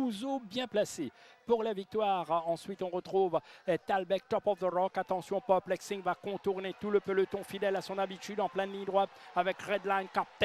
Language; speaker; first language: French; non-native, local second language; Morisyen